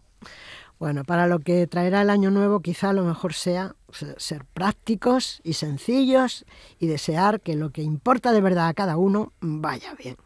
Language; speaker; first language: Spanish; native; Spanish